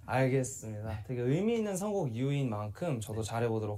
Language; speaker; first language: Korean; native; Korean